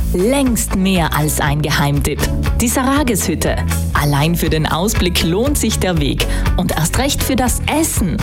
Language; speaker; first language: German; native; German